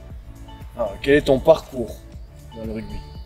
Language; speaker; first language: French; native; French